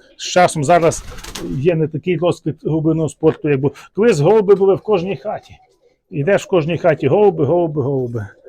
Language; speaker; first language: Ukrainian; native; Ukrainian